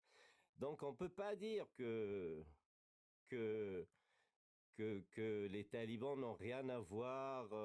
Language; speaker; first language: French; non-native, fluent; Kurdish